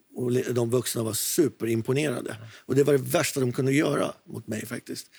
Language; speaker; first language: Swedish; non-native, fluent; Arabic